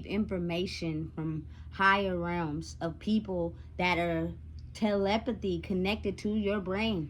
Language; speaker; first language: English; native; English